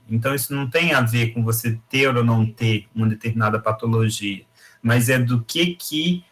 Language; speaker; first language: Portuguese; native; Portuguese